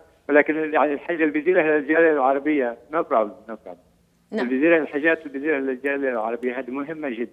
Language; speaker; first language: Arabic; native; Arabic